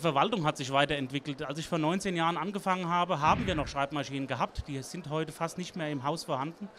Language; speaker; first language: German; native; German